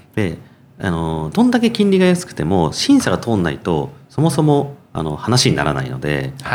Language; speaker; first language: Japanese; native; Japanese